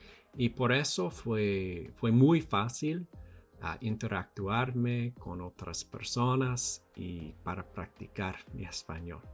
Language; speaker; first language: Spanish; non-native, learner; English